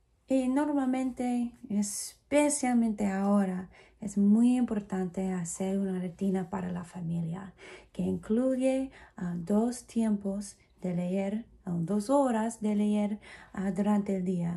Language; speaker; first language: Spanish; non-native, fluent; English